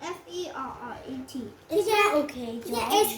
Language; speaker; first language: English; non-native, learner; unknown